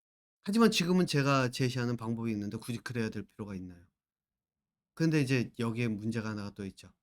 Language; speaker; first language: Korean; native; Korean